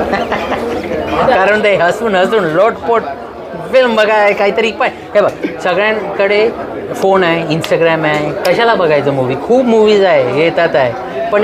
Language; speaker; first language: Marathi; non-native, fluent; English